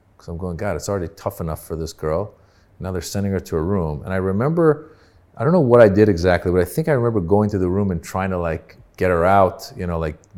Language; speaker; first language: English; early bilingual, other home language; Persian